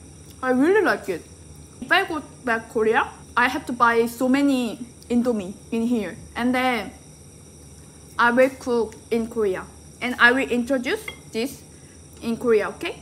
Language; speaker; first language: English; non-native, learner; Korean